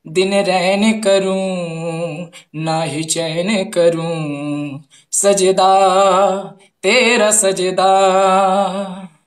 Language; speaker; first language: Hindi; native; Hindi